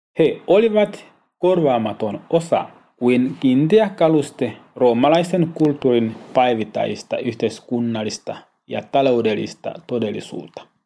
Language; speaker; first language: Finnish; non-native, learner; Swahili